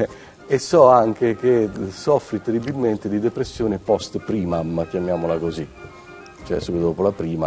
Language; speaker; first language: Italian; native; Italian